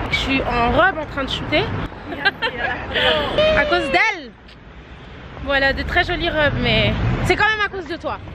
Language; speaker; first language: French; native; French